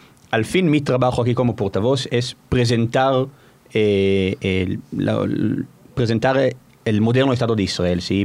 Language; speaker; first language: Spanish; non-native, fluent; Hebrew